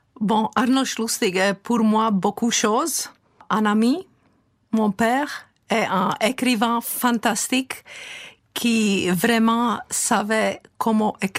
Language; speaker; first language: French; non-native, fluent; Czech